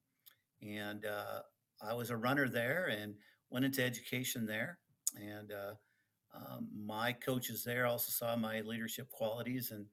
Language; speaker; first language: English; early bilingual, other home language; Dutch